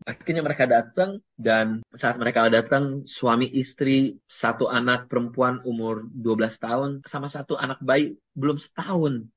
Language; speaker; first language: Indonesian; native; Indonesian